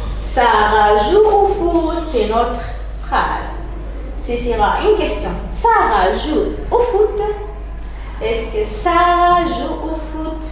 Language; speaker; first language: French; non-native, fluent; Arabic